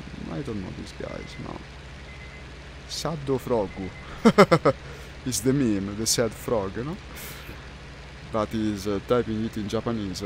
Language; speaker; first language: English; non-native, fluent; Italian